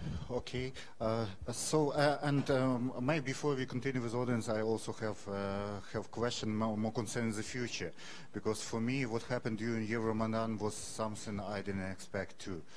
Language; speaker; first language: English; non-native, fluent; Ukrainian